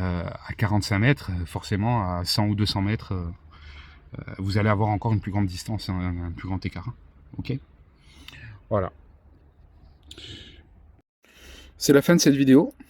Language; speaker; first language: French; native; French